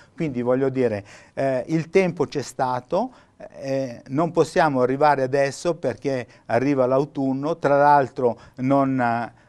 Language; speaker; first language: Italian; native; Italian